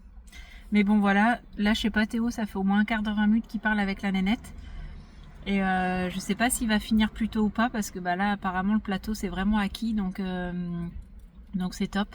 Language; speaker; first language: French; native; French